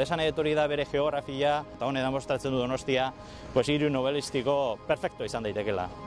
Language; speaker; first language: Basque; native; Basque